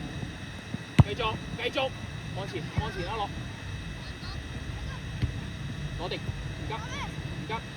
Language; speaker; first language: Cantonese; native; Cantonese